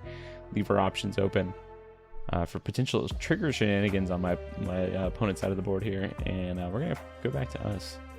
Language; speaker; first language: English; native; English